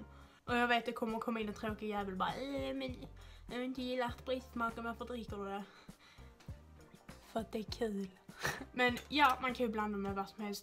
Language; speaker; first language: Swedish; native; Swedish